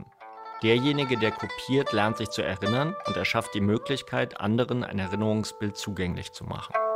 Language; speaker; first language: German; native; German